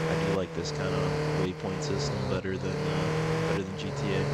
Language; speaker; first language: English; native; English